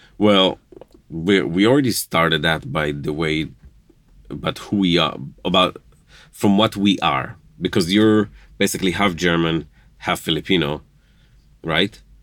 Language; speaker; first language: English; non-native, fluent; Hebrew